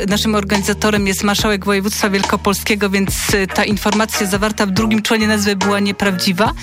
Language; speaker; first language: Polish; native; Polish